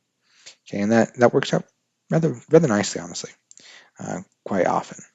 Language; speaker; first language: English; native; English